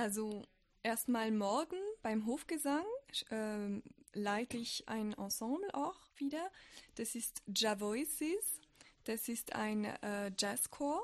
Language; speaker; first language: German; non-native, fluent; French